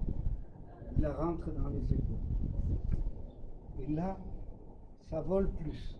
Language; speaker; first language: French; native; French